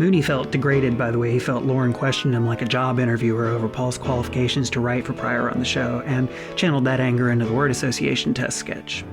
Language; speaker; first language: English; native; English